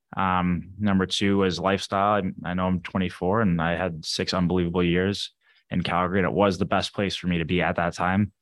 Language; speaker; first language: English; native; English